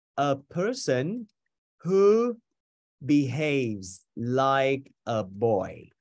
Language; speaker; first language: English; non-native, fluent; Vietnamese